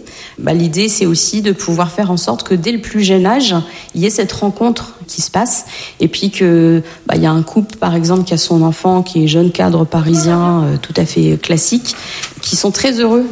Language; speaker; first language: French; native; French